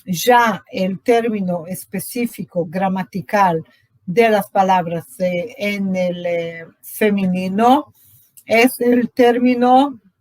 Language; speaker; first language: Spanish; non-native, fluent; Portuguese